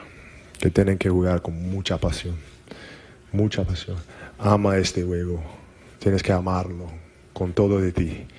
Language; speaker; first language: Spanish; non-native, learner; English